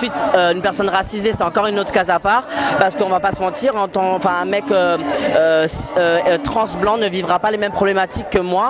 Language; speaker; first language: French; native; French